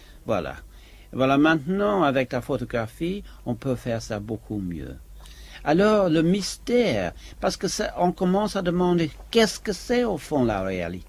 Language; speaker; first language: French; non-native, fluent; English